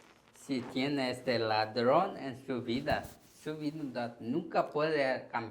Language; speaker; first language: Spanish; non-native, learner; Korean